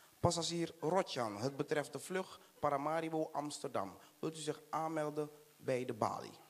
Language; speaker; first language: Dutch; native; Dutch